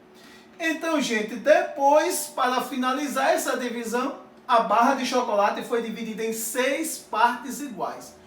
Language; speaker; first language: Portuguese; native; Portuguese